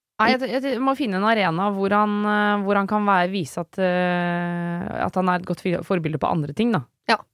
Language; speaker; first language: Norwegian; native; Norwegian